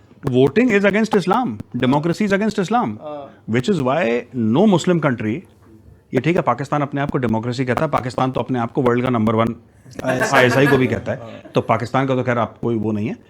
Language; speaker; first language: Hindi; native; Hindi